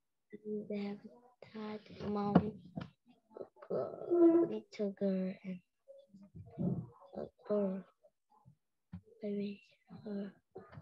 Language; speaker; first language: English; non-native, learner; Vietnamese